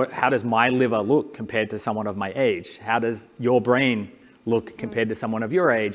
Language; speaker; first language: English; native; English